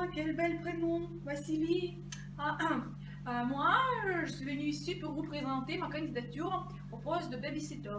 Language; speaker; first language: French; non-native, fluent; Russian